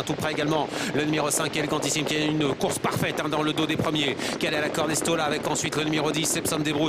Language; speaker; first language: French; native; French